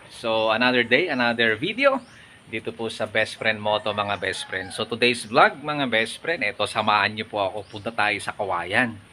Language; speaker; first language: Filipino; non-native, local second language; Iloko